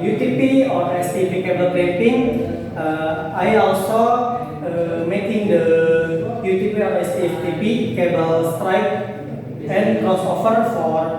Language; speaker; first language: English; non-native, learner; Indonesian